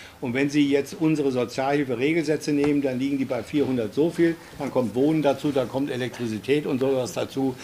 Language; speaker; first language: German; native; German